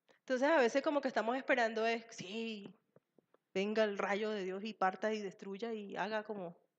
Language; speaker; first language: Spanish; native; Spanish